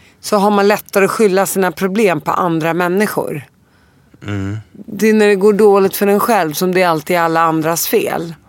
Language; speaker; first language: Swedish; early bilingual, other home language; Arabic